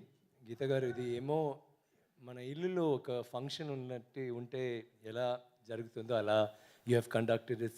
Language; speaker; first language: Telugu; non-native, learner; Tamil